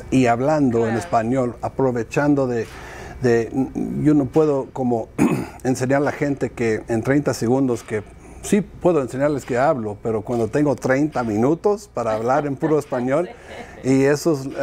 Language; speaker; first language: Spanish; early bilingual, heritage; Spanish